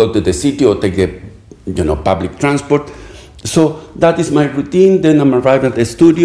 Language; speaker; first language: English; non-native, fluent; Spanish